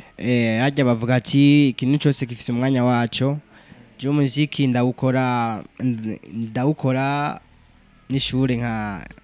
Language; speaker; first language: Rundi; native; Rundi